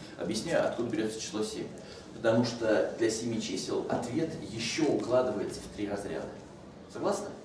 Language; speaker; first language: Russian; native; Russian